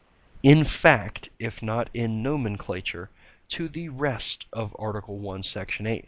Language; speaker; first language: English; native; English